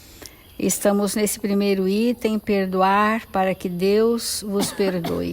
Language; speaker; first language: Portuguese; native; Portuguese